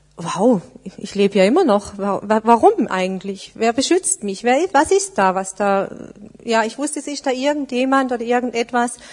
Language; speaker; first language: German; native; German